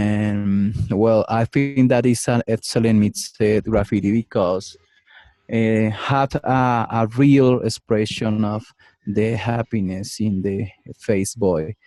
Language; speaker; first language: English; non-native, learner; Spanish